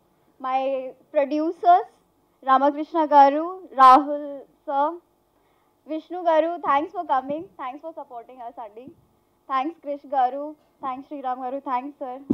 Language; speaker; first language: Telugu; non-native, learner; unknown